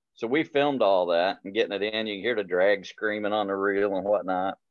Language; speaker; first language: English; native; English